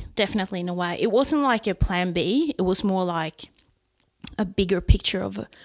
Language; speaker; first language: English; non-native, fluent; Swedish